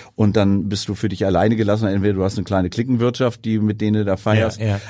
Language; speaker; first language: German; native; German